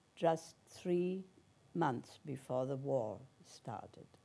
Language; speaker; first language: English; early bilingual, other home language; German